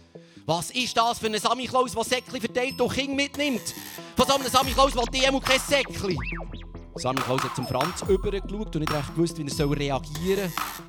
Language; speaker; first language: German; native; German